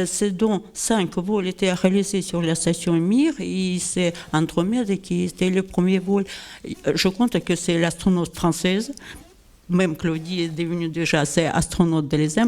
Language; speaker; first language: French; non-native, learner; Russian